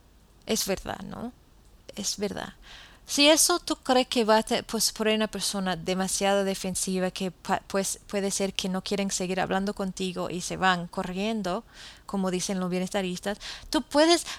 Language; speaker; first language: Spanish; non-native, fluent; English